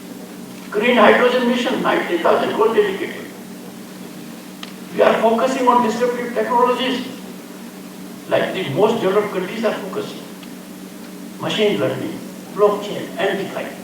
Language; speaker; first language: English; non-native, local second language; Hindi